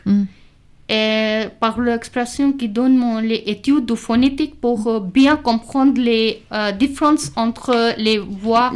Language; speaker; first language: French; non-native, learner; Urdu